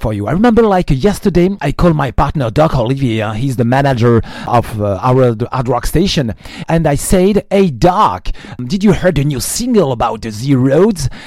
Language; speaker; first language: English; non-native, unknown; French